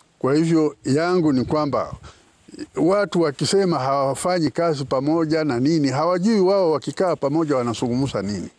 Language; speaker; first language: Swahili; non-native, local second language; Luyia